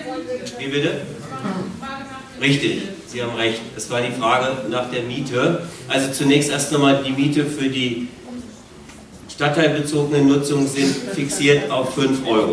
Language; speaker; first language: German; native; German